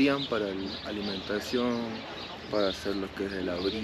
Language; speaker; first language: Spanish; native; Spanish